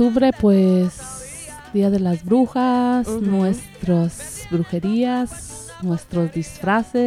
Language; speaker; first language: Spanish; native; Spanish